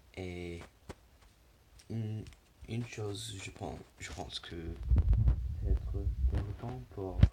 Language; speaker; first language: French; non-native, learner; English